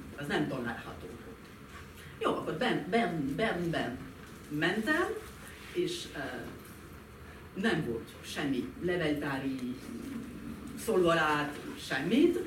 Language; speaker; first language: Hungarian; non-native, fluent; French